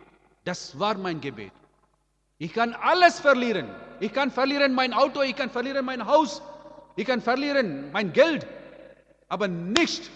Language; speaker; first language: German; non-native, learner; Amharic